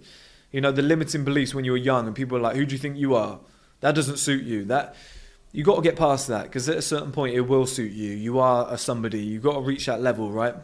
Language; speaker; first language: English; native; English